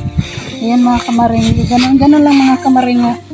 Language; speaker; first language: Filipino; non-native, local second language; Hiligaynon